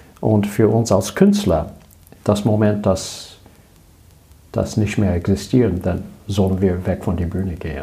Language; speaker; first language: German; non-native, learner; English